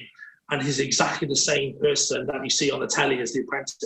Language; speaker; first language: English; native; English